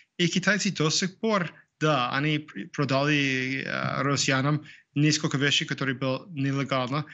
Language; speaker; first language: Russian; non-native, fluent; English